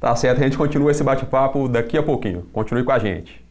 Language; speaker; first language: Portuguese; native; Portuguese